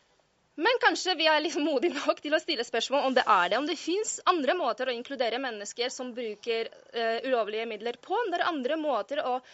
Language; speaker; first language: Norwegian; non-native, fluent; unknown